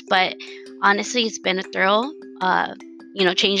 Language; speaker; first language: English; native; English